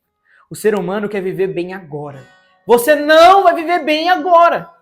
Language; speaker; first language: Portuguese; native; Portuguese